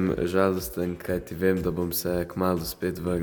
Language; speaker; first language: Slovenian; early bilingual, heritage; Slovenian